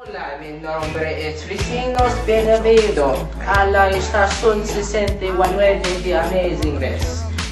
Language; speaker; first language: Spanish; non-native, learner; English